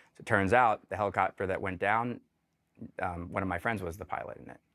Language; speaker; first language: English; native; English